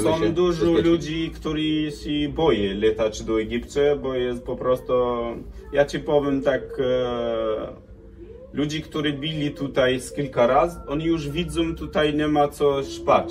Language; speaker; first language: Polish; non-native, learner; Arabic